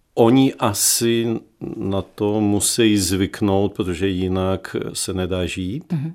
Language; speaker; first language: Czech; non-native, fluent; Ukrainian